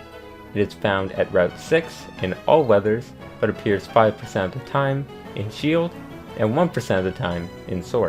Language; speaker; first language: English; native; English